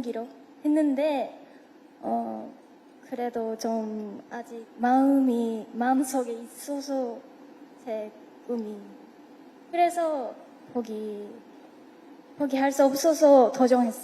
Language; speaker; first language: Korean; non-native, fluent; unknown